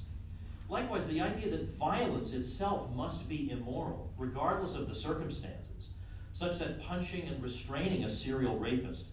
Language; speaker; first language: English; native; English